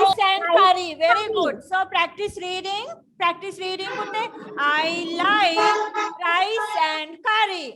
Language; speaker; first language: English; non-native, fluent; Sinhala